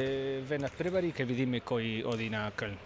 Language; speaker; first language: Macedonian; non-native, learner; Spanish